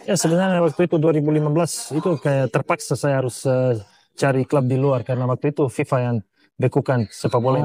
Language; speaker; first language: Indonesian; non-native, fluent; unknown